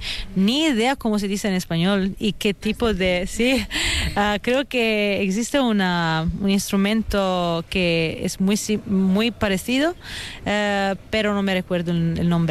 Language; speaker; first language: Spanish; non-native, fluent; Italian